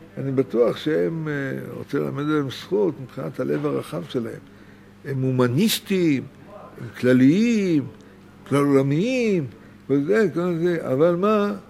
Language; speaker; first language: Hebrew; native; Hebrew